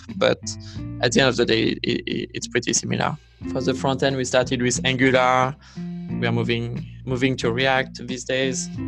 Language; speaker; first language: English; non-native, fluent; French